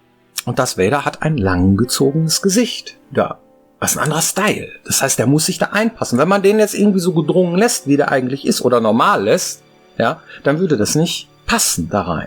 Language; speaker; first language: German; native; German